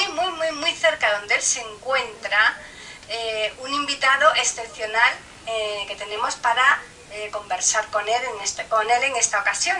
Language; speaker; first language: Spanish; native; Spanish